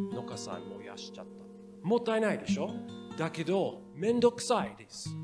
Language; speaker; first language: Japanese; non-native, learner; English